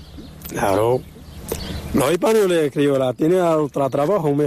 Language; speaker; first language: Spanish; non-native, learner; Arabic